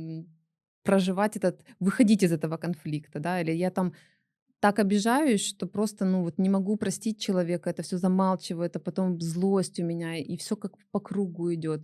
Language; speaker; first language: Russian; native; Russian